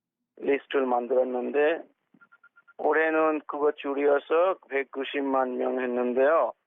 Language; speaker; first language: Korean; non-native, fluent; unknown